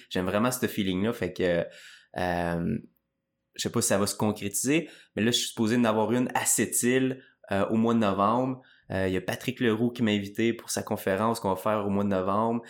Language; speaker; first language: French; native; French